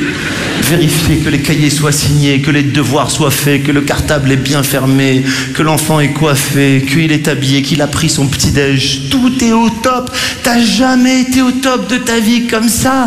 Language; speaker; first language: French; native; French